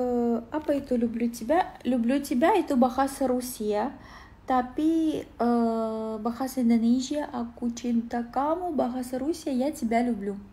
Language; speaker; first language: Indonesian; non-native, learner; Russian